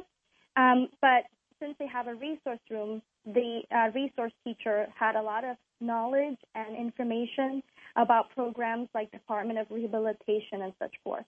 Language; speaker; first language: English; non-native, local second language; Cantonese